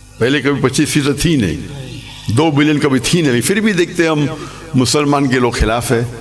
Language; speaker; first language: Urdu; non-native, local second language; English